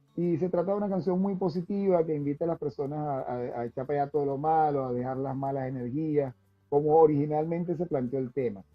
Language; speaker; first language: Spanish; native; Spanish